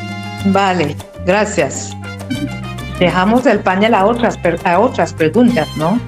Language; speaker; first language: Spanish; non-native, fluent; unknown